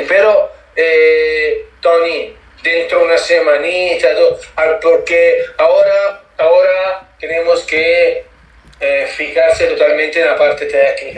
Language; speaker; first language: Spanish; non-native, learner; Italian